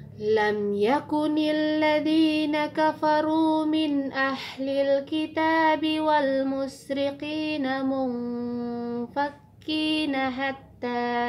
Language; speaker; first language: Arabic; non-native, learner; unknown